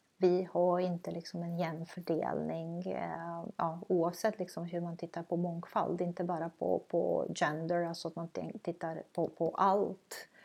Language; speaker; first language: Swedish; non-native, fluent; Croatian